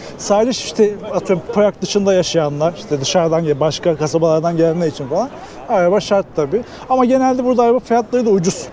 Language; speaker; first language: Turkish; native; Turkish